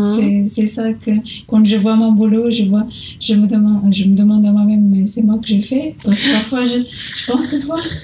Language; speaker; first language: French; non-native, learner; Portuguese